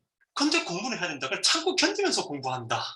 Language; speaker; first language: Korean; native; Korean